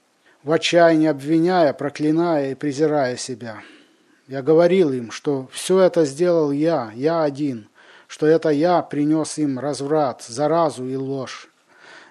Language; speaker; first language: Russian; native; Russian